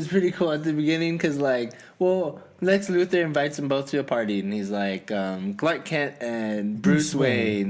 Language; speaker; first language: English; native; English